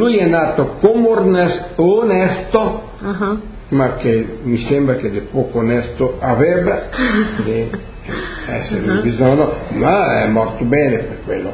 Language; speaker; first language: Italian; early bilingual, heritage; Portuguese